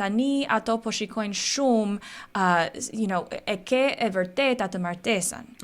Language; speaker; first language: Albanian; early bilingual, heritage; Albanian